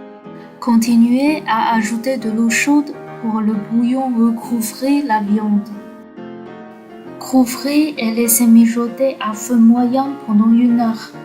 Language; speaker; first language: French; non-native, fluent; Chinese